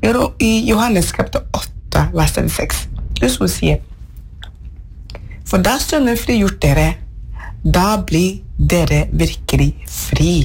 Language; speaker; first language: Norwegian; non-native, fluent; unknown